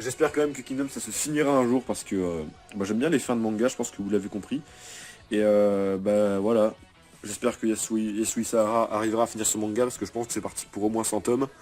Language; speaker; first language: French; native; French